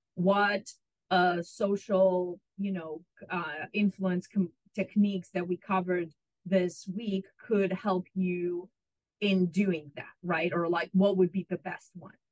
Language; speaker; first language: English; non-native, fluent; Russian